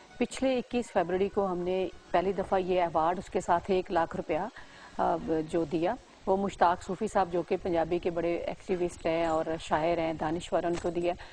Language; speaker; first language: Urdu; non-native, local second language; Punjabi